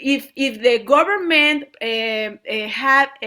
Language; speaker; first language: English; non-native, learner; Spanish